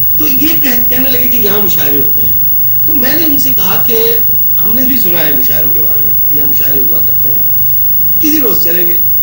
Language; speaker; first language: Urdu; non-native, local second language; Punjabi